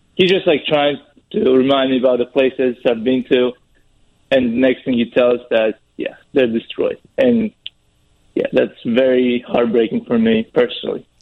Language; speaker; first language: English; non-native, fluent; Russian